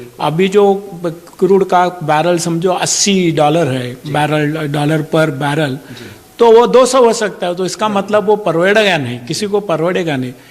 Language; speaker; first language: Hindi; non-native, local second language; Marathi